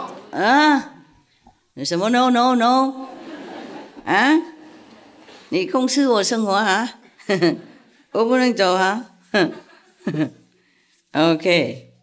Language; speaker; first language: Chinese; non-native, fluent; Vietnamese